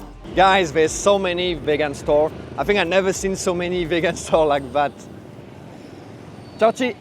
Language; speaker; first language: English; non-native, fluent; French